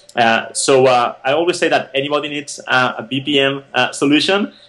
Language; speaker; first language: English; non-native, fluent; Spanish